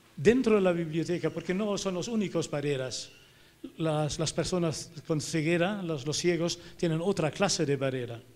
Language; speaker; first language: Spanish; non-native, fluent; German